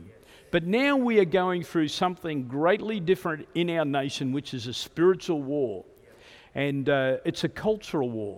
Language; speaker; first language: English; native; English